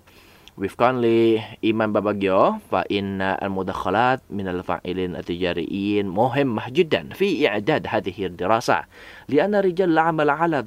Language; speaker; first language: Arabic; non-native, fluent; Indonesian